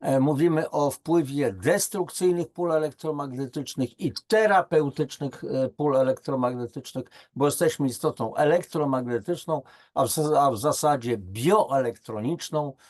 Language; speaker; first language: Polish; native; Polish